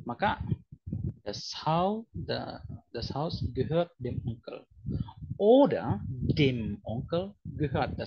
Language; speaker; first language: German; non-native, fluent; Indonesian